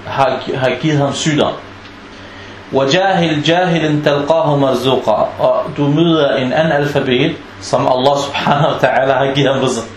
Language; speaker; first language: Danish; non-native, fluent; Arabic